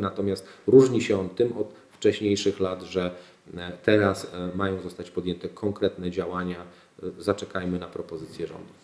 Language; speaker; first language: Polish; native; Polish